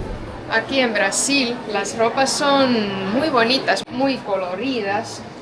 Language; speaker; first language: Spanish; non-native, fluent; Portuguese